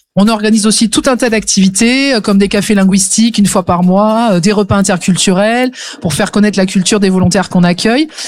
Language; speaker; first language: French; native; French